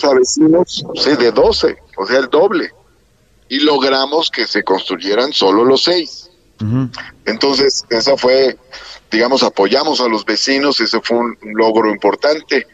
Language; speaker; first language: Spanish; native; Spanish